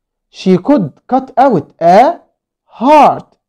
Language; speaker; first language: English; non-native, fluent; Arabic